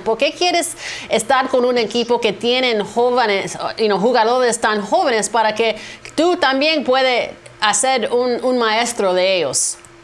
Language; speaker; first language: Spanish; non-native, learner; English